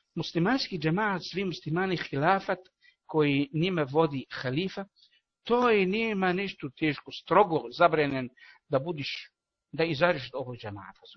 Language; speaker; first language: Bosnian; non-native, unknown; Arabic